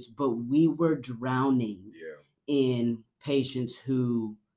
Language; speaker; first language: English; native; English